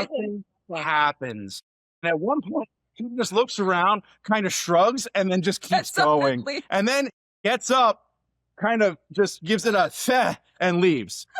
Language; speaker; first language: English; native; English